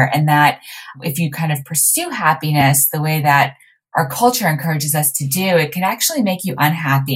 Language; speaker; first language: English; native; English